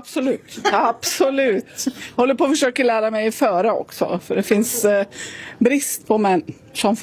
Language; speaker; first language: Swedish; native; Swedish